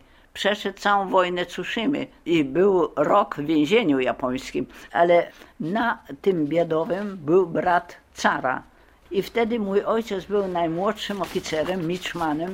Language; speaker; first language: Polish; early bilingual, heritage; Polish